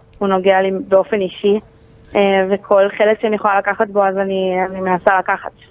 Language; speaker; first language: Hebrew; native; Hebrew